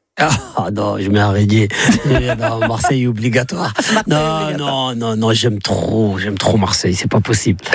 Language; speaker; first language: French; native; French